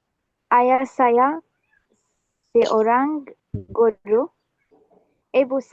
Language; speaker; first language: Indonesian; non-native, learner; Arabic